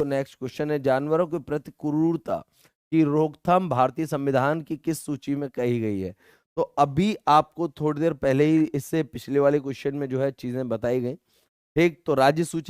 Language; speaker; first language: Hindi; native; Hindi